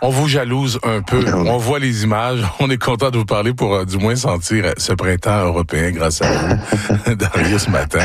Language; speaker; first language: French; native; French